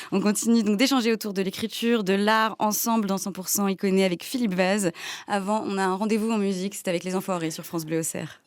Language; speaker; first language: French; native; French